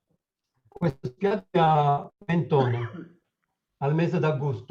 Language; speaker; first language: Italian; non-native, learner; French